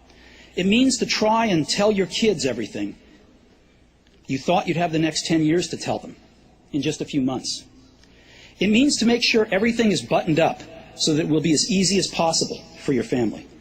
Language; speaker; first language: English; native; English